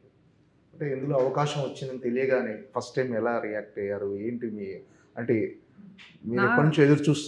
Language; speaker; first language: Telugu; native; Telugu